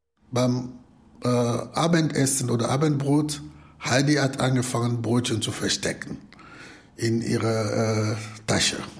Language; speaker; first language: German; non-native, fluent; Lingala